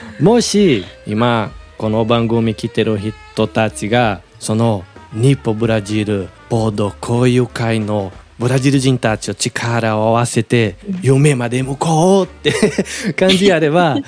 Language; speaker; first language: Japanese; non-native, learner; Portuguese